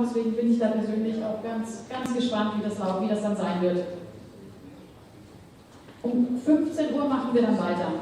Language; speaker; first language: German; native; German